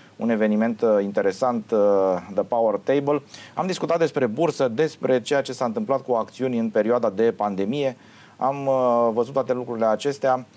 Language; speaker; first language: Romanian; native; Romanian